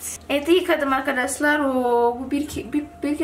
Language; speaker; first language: Turkish; non-native, learner; Indonesian